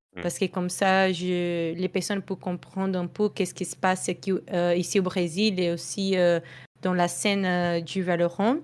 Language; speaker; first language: French; non-native, fluent; Portuguese